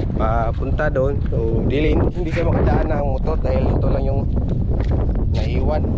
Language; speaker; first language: Filipino; non-native, local second language; Cebuano